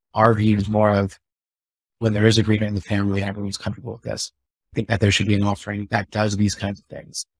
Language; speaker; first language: English; native; English